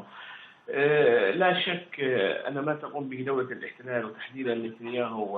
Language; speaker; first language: Arabic; native; Arabic